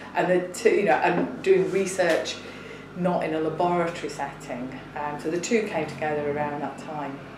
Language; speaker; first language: English; native; English